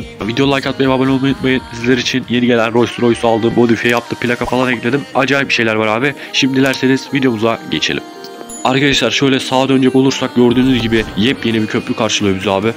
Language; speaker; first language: Turkish; native; Turkish